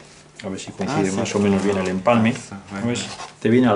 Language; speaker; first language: Spanish; native; Spanish